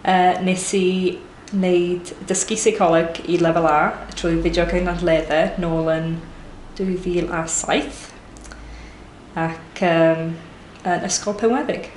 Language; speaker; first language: Welsh; native; Welsh